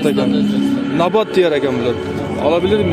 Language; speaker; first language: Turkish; non-native, learner; Uzbek